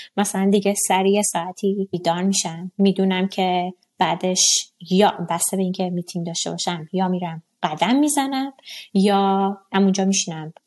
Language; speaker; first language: Persian; non-native, local second language; Azerbaijani